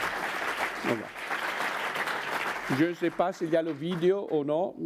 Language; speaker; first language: French; non-native, fluent; Italian